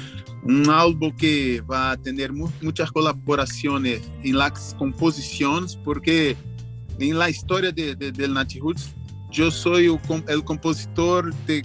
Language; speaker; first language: Spanish; non-native, learner; Portuguese